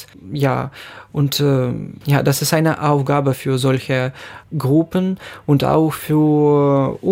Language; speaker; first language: German; non-native, fluent; Ukrainian